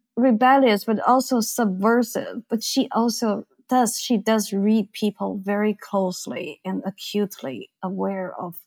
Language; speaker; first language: English; non-native, fluent; Chinese